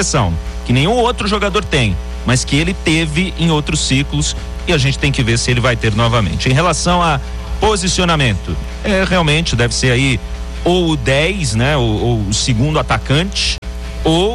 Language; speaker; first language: Portuguese; native; Portuguese